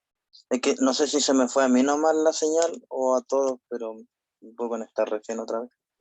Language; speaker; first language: Spanish; native; Spanish